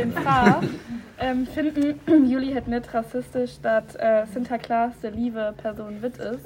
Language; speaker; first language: Dutch; non-native, learner; German